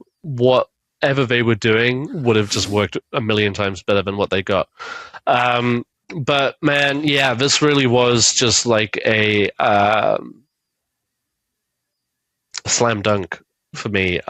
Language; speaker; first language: English; native; English